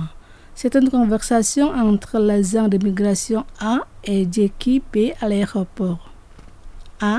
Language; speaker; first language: French; non-native, fluent; Indonesian